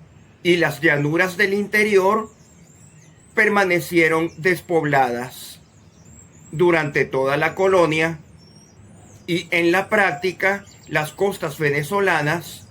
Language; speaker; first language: Spanish; native; Spanish